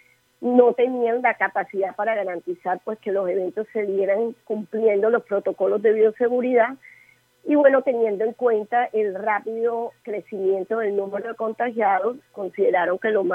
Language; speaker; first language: Spanish; native; Spanish